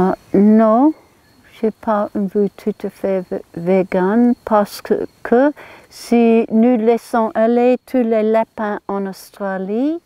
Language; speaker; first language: French; non-native, learner; English